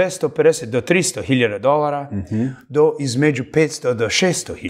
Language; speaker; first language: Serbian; early bilingual, heritage; English